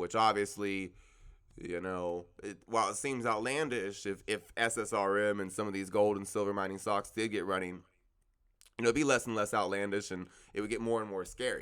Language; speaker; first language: English; native; English